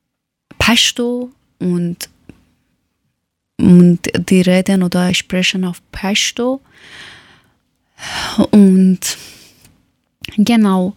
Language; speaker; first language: German; non-native, learner; Persian